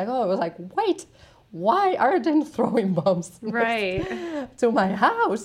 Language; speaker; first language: English; non-native, fluent; Spanish